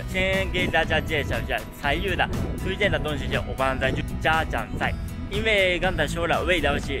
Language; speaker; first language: Chinese; non-native, fluent; Japanese